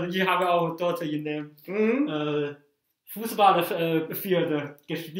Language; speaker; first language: German; non-native, fluent; Chinese